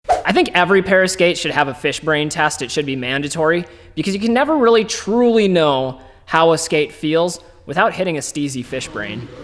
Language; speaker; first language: English; native; English